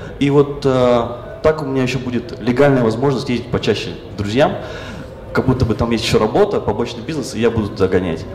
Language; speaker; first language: Russian; native; Russian